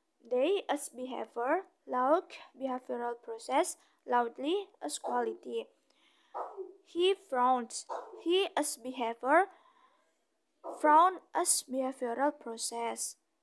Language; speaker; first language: English; non-native, learner; Indonesian